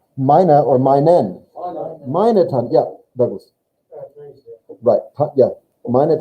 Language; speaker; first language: German; non-native, learner; English